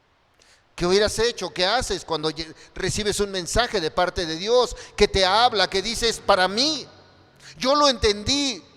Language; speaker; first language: Spanish; native; Spanish